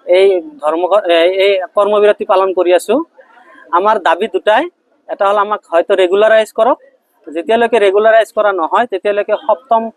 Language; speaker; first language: Assamese; native; Assamese